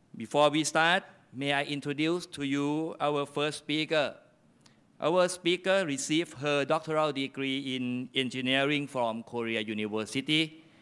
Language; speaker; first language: English; non-native, fluent; Thai